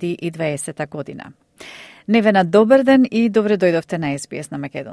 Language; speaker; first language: Macedonian; native; Macedonian